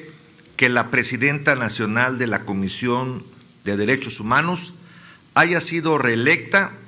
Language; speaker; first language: Spanish; native; Spanish